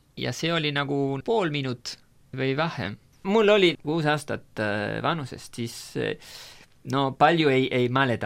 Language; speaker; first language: Estonian; non-native, fluent; Spanish